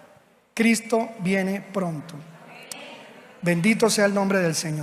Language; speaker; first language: Spanish; native; Spanish